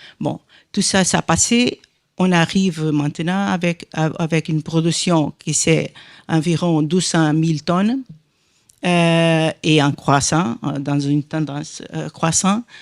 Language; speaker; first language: French; non-native, fluent; Portuguese